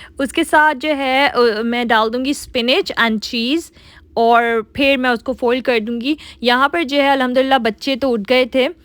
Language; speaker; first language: Urdu; native; Urdu